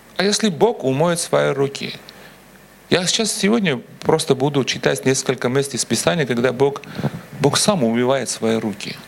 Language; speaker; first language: Russian; non-native, local second language; Armenian